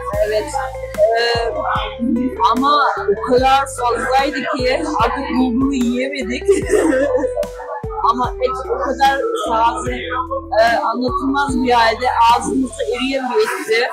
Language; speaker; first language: Turkish; early bilingual, heritage; Turkish